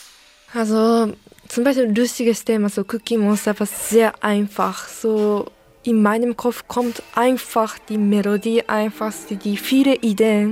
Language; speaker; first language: German; non-native, learner; Japanese